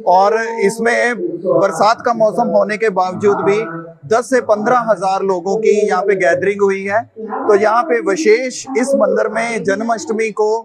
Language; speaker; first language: Hindi; non-native, local second language; Gujarati